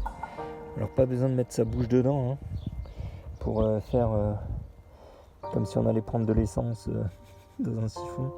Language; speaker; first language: French; native; French